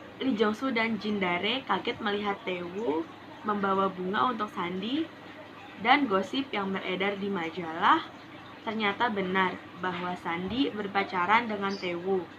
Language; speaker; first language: Indonesian; native; Indonesian